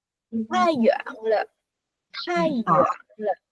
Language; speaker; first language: Chinese; non-native, learner; Vietnamese